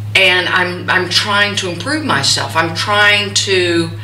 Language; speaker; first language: English; native; English